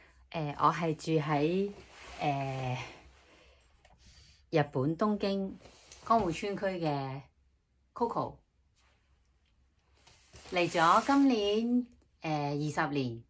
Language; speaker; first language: Cantonese; native; Cantonese